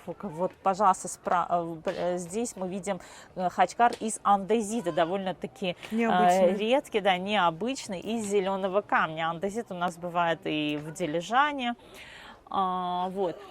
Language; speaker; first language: Russian; native; Russian